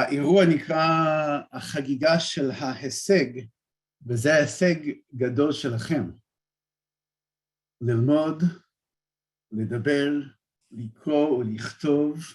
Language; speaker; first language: Hebrew; non-native, fluent; English